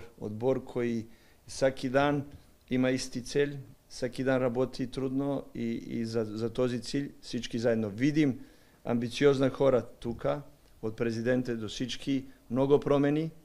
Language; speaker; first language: Bulgarian; non-native, learner; Serbian